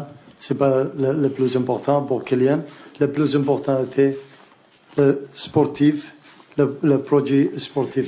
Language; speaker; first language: French; non-native, learner; Arabic